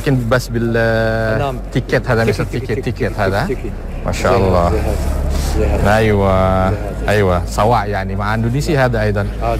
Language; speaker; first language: Arabic; non-native, fluent; Indonesian